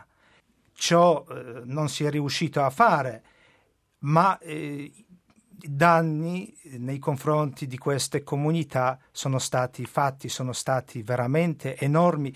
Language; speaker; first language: Italian; non-native, fluent; Polish